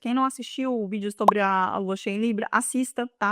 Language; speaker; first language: Portuguese; native; Portuguese